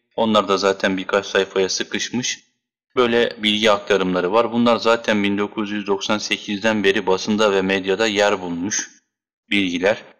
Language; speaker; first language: Turkish; native; Turkish